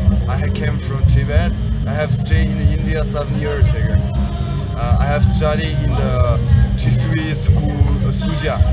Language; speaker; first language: English; non-native, learner; Tibetan